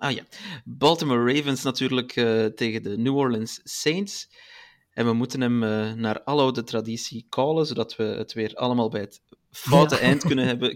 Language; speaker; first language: Dutch; native; Dutch